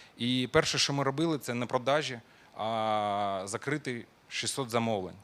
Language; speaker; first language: Ukrainian; non-native, local second language; Russian